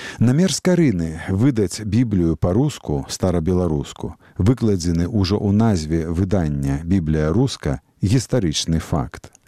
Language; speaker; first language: Belarusian; native; Belarusian